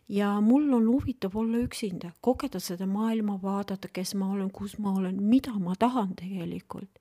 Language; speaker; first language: Estonian; non-native, local second language; Russian